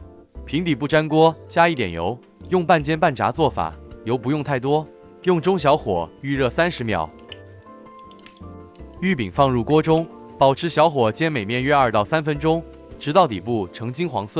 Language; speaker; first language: Chinese; native; Chinese